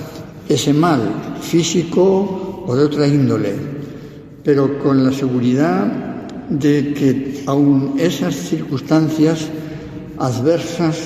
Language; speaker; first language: Spanish; native; Spanish